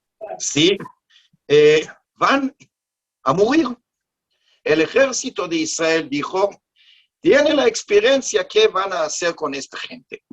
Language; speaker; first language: Spanish; non-native, learner; Hebrew